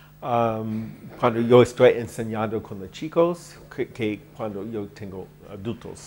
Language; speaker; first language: Spanish; non-native, learner; English